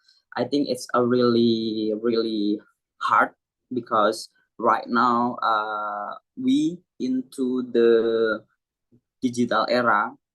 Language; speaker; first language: English; non-native, learner; Indonesian